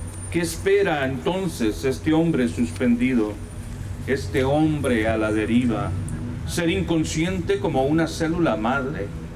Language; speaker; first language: Spanish; native; Spanish